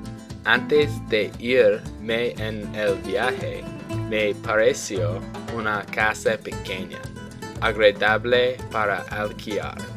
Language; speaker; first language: Spanish; non-native, learner; English